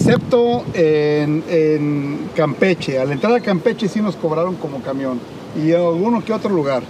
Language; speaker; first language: Spanish; native; Spanish